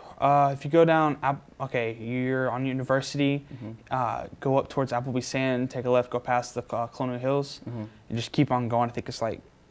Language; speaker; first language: English; native; English